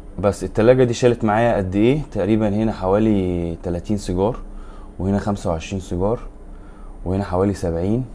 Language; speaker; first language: Arabic; native; Arabic